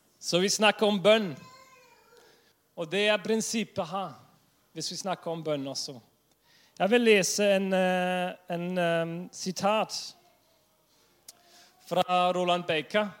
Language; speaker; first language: Norwegian; non-native, fluent; English